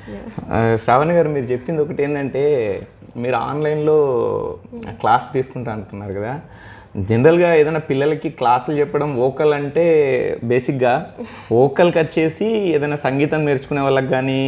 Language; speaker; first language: Telugu; native; Telugu